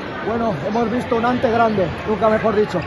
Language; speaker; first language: Spanish; native; Spanish